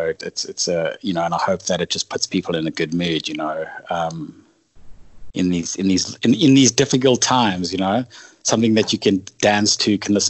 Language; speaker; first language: English; native; English